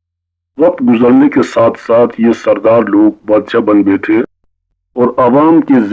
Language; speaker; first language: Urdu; non-native, local second language; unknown